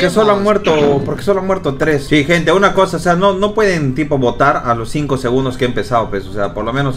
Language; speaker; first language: Spanish; native; Spanish